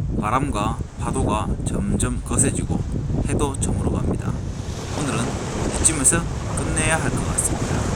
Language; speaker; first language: Korean; native; Korean